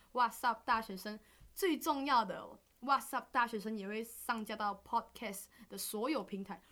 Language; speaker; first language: Chinese; native; Chinese